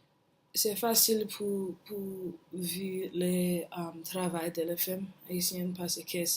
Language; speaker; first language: French; non-native, learner; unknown